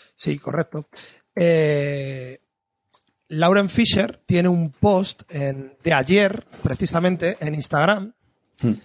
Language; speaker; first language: Spanish; native; Spanish